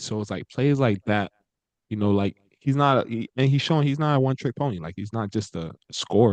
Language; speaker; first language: English; native; English